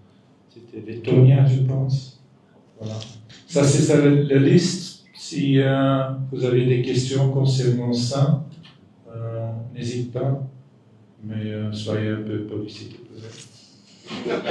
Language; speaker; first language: French; non-native, fluent; Dutch